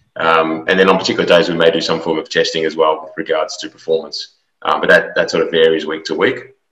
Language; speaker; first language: English; native; English